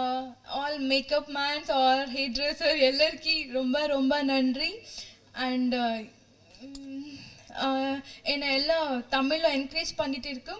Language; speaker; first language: Tamil; non-native, learner; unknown